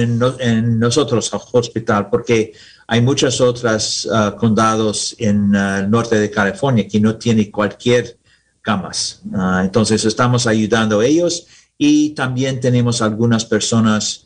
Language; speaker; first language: Spanish; non-native, learner; English